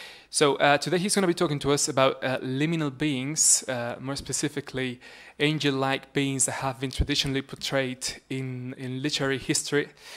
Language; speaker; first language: English; non-native, fluent; Spanish